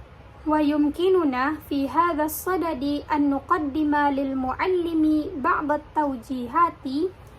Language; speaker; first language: Arabic; non-native, learner; Indonesian